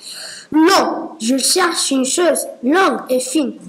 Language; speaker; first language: French; non-native, learner; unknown